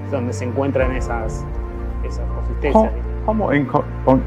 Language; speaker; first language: Spanish; native; Spanish